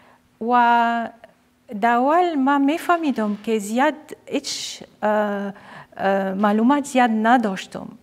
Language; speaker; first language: Persian; non-native, fluent; Arabic